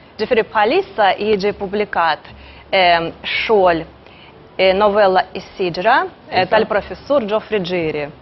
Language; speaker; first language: Maltese; non-native, fluent; Russian